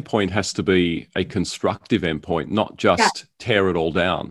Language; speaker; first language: English; native; English